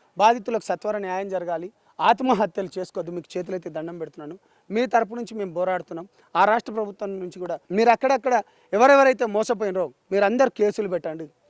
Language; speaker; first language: Telugu; non-native, local second language; Lambadi